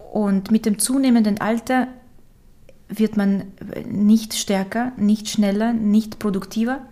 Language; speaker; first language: German; early bilingual, other home language; Romanian